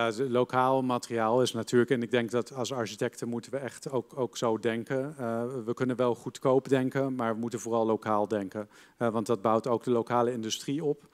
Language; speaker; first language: Dutch; native; Dutch